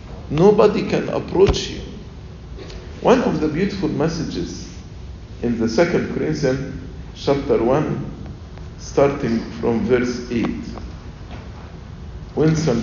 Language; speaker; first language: English; non-native, fluent; Arabic